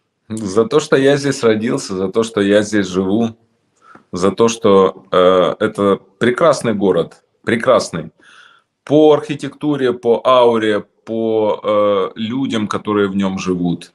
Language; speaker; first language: Russian; native; Russian